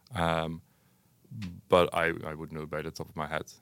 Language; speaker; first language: English; non-native, fluent; Dutch